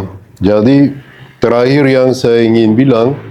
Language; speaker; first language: Indonesian; non-native, fluent; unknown